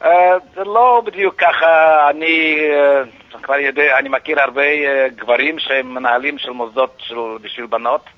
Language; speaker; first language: Hebrew; non-native, fluent; Yiddish